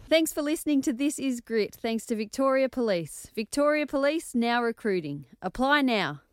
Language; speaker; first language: English; native; English